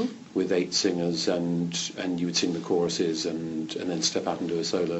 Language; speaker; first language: English; native; English